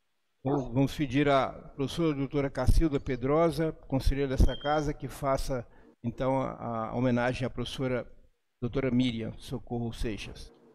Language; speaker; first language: Portuguese; native; Portuguese